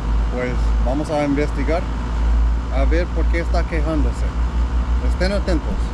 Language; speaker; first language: Spanish; non-native, fluent; English